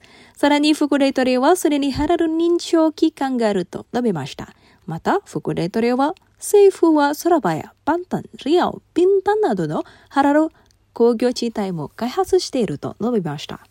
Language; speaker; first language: Japanese; non-native, fluent; Indonesian